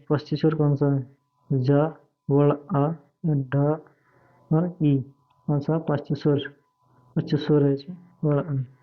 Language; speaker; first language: Hindi; native; Hindi